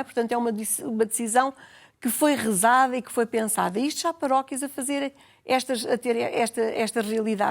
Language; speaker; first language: Portuguese; native; Portuguese